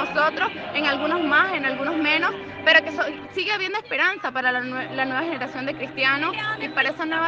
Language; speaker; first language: Spanish; native; Spanish